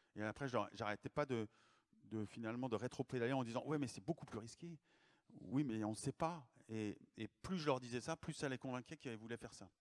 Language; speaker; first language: French; native; French